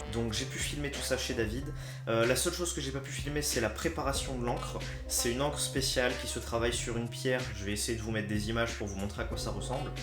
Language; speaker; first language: French; native; French